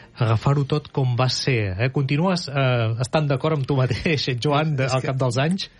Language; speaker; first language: Catalan; native; Catalan